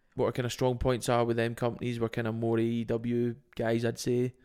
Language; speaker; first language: English; native; English